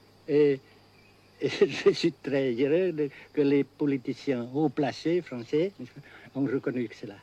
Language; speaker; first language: French; non-native, fluent; Vietnamese